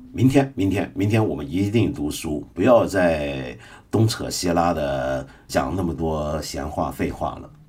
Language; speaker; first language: Chinese; non-native, local second language; Cantonese